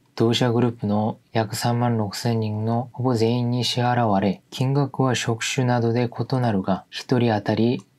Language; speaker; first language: Japanese; non-native, fluent; Korean